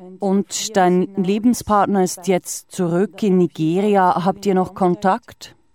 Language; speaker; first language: German; native; German